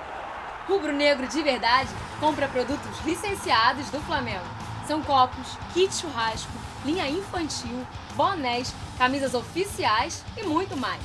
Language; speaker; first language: Portuguese; native; Portuguese